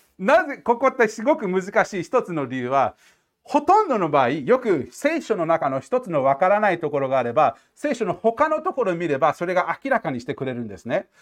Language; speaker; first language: Japanese; non-native, fluent; English